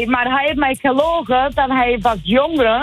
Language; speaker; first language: Dutch; non-native, learner; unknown